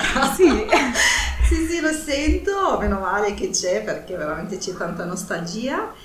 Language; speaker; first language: Italian; non-native, fluent; Arabic